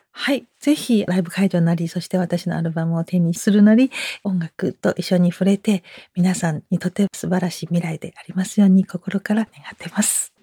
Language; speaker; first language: Japanese; non-native, fluent; Chinese